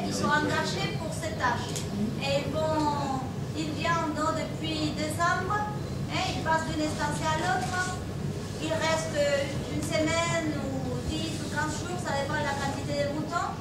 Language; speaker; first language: French; non-native, fluent; Spanish